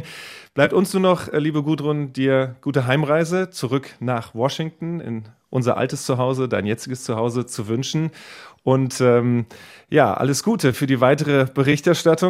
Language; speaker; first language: German; native; German